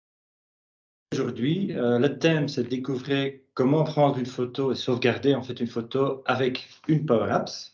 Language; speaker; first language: French; native; French